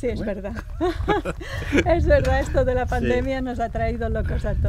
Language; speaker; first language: Spanish; native; Spanish